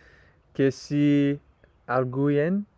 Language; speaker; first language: Spanish; non-native, learner; English